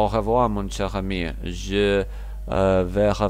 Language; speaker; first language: French; non-native, learner; Russian